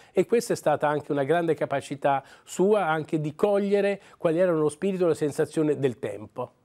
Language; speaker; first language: Italian; native; Italian